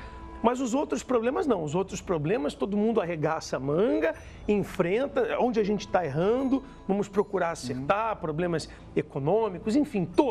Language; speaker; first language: Portuguese; native; Portuguese